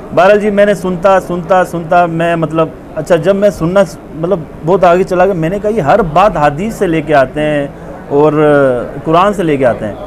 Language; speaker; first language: Urdu; non-native, local second language; Punjabi